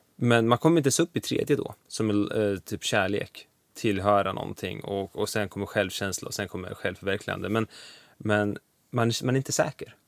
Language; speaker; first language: Swedish; early bilingual, other home language; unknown